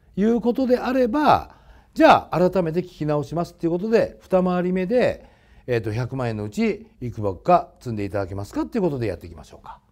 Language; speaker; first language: Japanese; native; Japanese